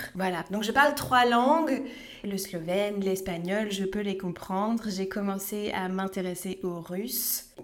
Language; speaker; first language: French; native; French